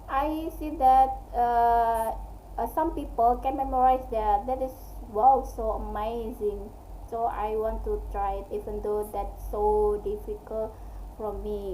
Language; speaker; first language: English; non-native, learner; Indonesian